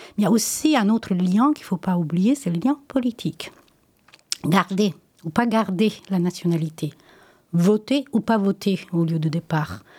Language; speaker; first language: French; non-native, fluent; Italian